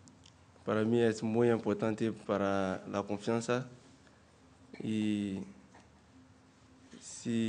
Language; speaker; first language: Spanish; non-native, learner; French